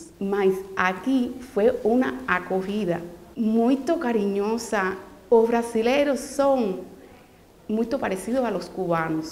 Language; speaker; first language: Portuguese; non-native, learner; Spanish